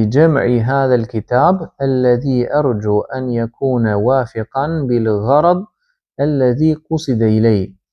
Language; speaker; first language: Arabic; non-native, fluent; Albanian